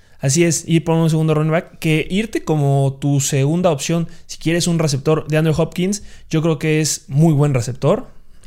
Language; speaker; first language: Spanish; native; Spanish